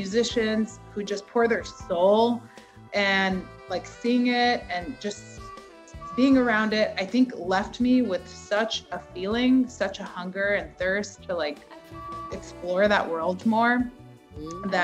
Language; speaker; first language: English; native; English